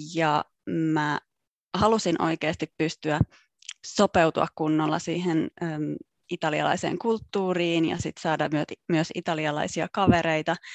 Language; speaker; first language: Finnish; native; Finnish